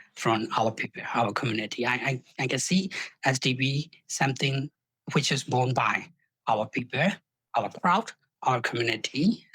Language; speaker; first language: English; non-native, fluent; Burmese